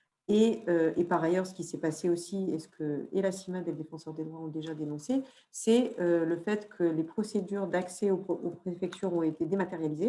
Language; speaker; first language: French; native; French